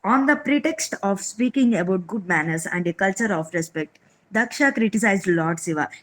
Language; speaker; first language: English; non-native, local second language; Telugu